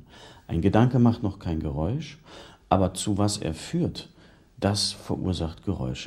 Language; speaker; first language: German; native; German